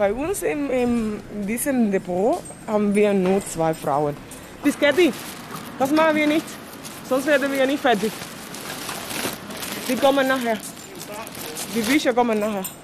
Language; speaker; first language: German; non-native, fluent; Spanish